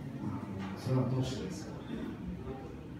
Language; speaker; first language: Japanese; non-native, learner; Vietnamese